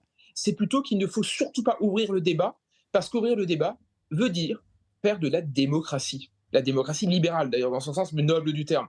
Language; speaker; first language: French; native; French